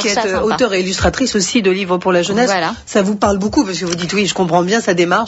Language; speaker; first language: French; native; French